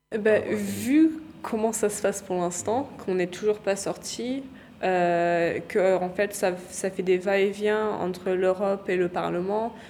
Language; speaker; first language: French; early bilingual, other home language; English